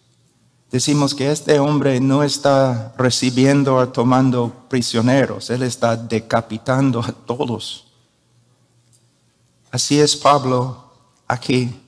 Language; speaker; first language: Spanish; non-native, fluent; English